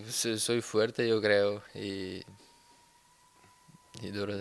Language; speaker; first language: Spanish; non-native, learner; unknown